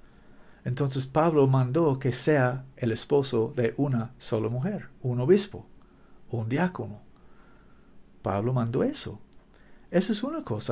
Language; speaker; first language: Spanish; non-native, learner; English